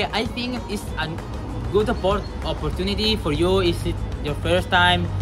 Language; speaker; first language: English; non-native, learner; Portuguese